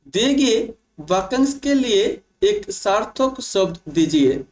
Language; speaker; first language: Hindi; non-native, local second language; Bangla